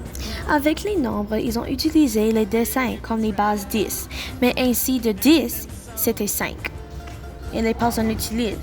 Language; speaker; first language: French; non-native, local second language; English